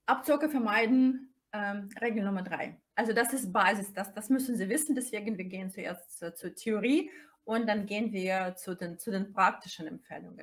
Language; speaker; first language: German; non-native, fluent; Russian